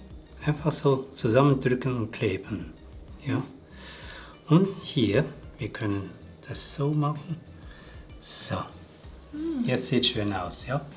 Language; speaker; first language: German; non-native, learner; Tibetan